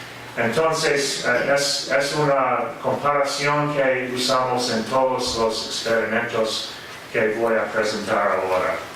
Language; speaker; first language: Spanish; non-native, fluent; English